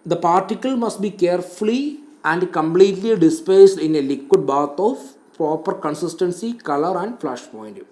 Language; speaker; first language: English; non-native, local second language; Malayalam